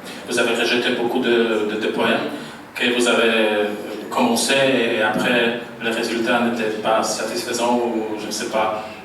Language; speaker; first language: French; non-native, fluent; Polish